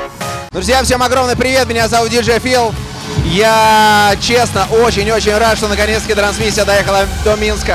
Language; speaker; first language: Russian; native; Russian